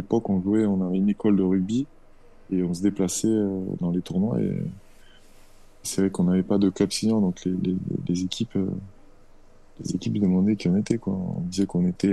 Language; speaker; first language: French; native; French